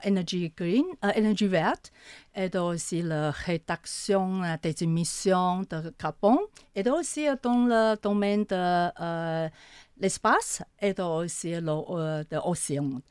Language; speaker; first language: French; non-native, fluent; Chinese